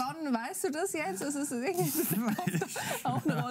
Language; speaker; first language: German; native; German